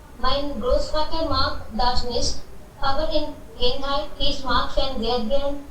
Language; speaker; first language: German; non-native, learner; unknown